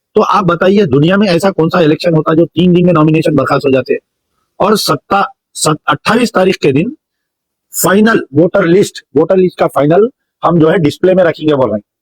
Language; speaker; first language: Hindi; non-native, local second language; Urdu